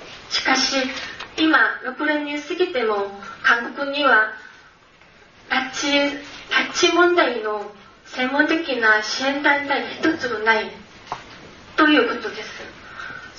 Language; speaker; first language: Japanese; non-native, fluent; Korean